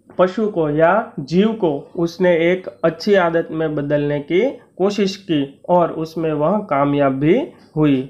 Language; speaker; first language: Hindi; non-native, local second language; Gujarati